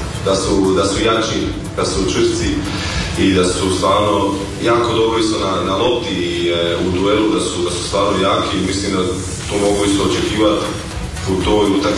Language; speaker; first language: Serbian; early bilingual, heritage; Croatian